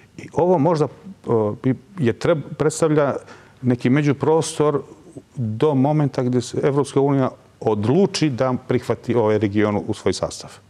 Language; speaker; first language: Serbian; non-native, local second language; Albanian